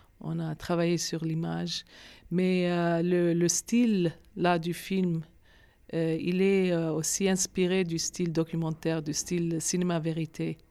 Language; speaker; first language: French; non-native, fluent; Arabic